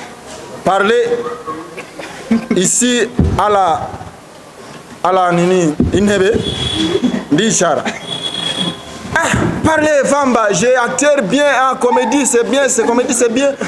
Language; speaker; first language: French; non-native, learner; Rundi